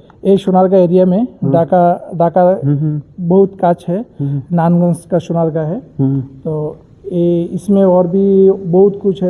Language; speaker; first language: Hindi; non-native, learner; Bangla